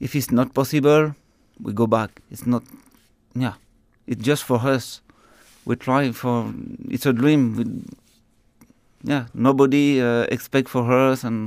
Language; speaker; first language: English; non-native, learner; French